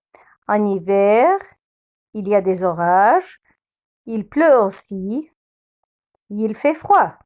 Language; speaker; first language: French; non-native, fluent; Arabic